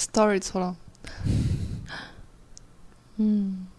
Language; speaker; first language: Korean; non-native, fluent; Chinese